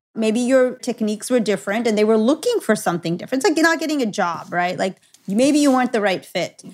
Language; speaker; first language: English; native; English